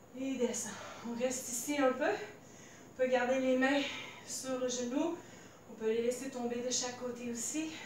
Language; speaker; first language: French; native; French